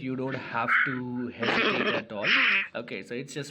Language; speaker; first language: English; non-native, local second language; Hindi